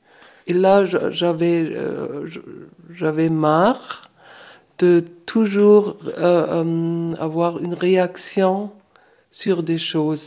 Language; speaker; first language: French; non-native, fluent; German